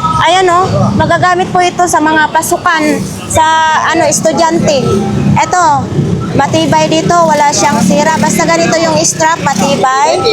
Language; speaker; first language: Filipino; non-native, local second language; Cebuano